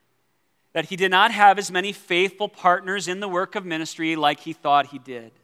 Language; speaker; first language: English; native; English